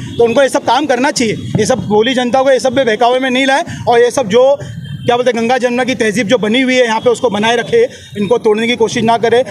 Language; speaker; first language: Hindi; native; Hindi